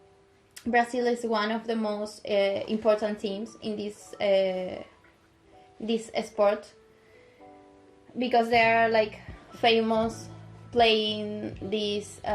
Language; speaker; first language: English; non-native, local second language; Spanish